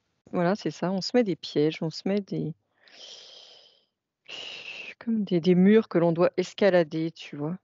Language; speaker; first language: French; native; French